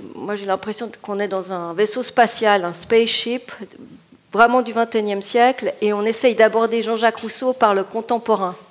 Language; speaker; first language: English; non-native, fluent; Italian